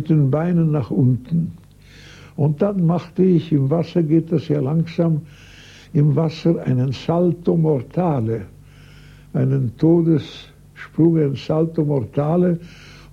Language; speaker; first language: German; native; German